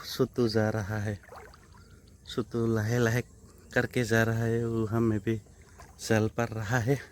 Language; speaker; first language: Hindi; non-native, local second language; Assamese